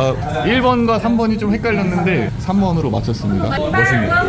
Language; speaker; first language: Korean; native; Korean